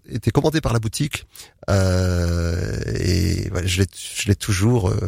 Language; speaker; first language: French; native; French